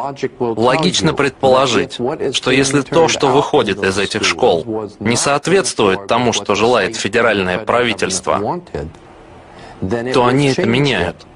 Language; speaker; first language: Russian; native; Russian